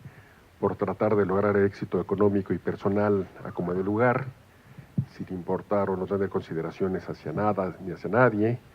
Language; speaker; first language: Spanish; native; Spanish